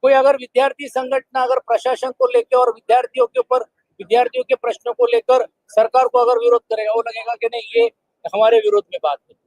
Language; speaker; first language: Hindi; non-native, local second language; Marathi